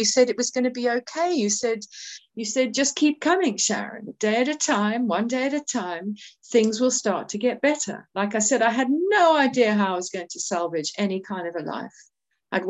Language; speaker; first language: English; native; English